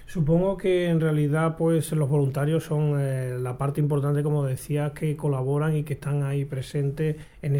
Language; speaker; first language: Spanish; native; Spanish